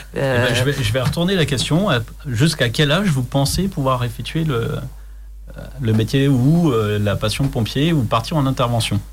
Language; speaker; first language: French; native; French